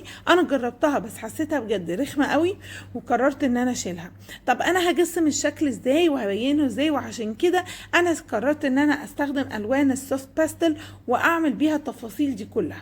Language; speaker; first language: Arabic; native; Arabic